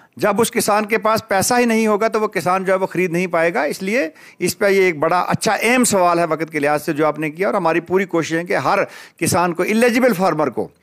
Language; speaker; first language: Urdu; non-native, local second language; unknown